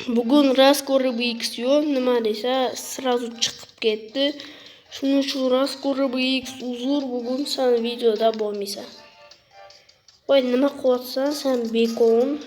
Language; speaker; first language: Uzbek; non-native, local second language; Russian